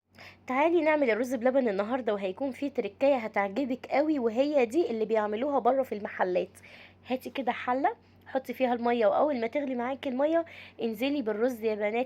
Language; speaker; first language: Arabic; native; Arabic